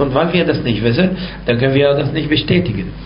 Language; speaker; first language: German; non-native, fluent; Arabic